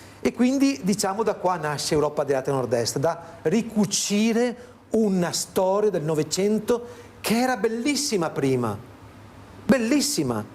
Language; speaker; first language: Italian; native; Italian